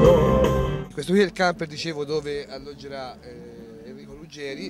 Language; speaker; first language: Italian; native; Italian